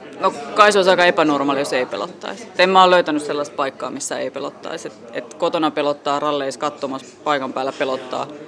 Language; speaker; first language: Finnish; native; Finnish